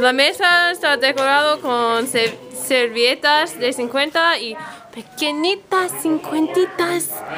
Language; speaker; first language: Spanish; non-native, learner; English